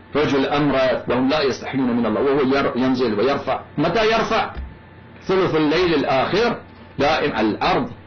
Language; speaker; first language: Arabic; non-native, fluent; Persian